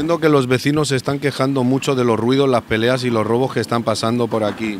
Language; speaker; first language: Spanish; native; Spanish